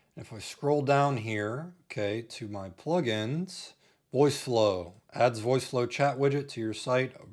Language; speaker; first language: English; native; English